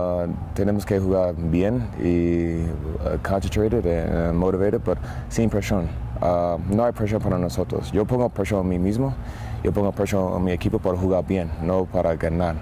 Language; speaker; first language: Spanish; non-native, learner; English